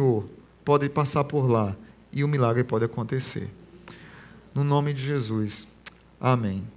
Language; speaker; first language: Portuguese; native; Portuguese